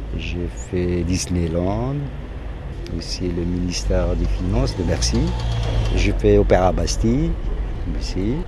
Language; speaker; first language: French; non-native, local second language; Arabic